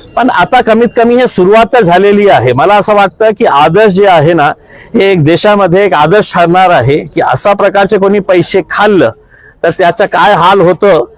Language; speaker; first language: Marathi; non-native, local second language; Urdu